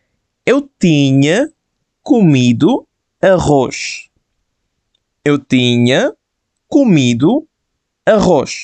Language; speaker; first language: Portuguese; non-native, fluent; Bangla